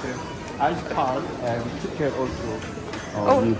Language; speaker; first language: English; non-native, learner; Korean